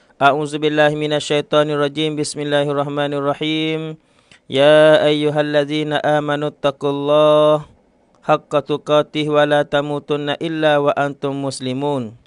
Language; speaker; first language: Malay; native; Malay